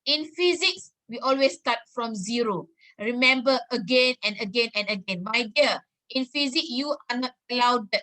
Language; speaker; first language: English; non-native, local second language; Malay